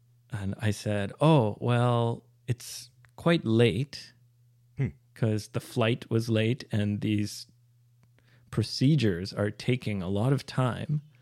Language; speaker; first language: English; native; English